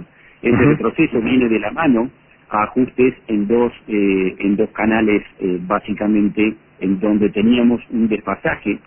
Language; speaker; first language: Spanish; native; Spanish